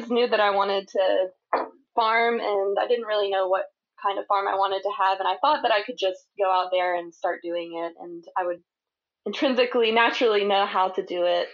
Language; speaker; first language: English; native; English